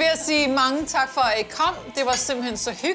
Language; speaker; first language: Danish; native; Danish